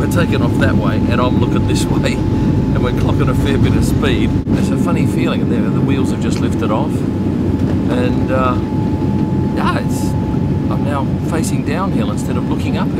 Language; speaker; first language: English; native; English